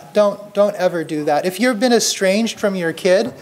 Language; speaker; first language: English; native; English